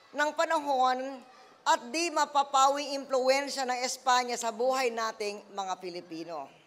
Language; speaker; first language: Filipino; native; Filipino